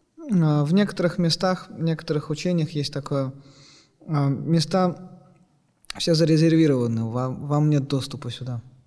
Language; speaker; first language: Russian; native; Russian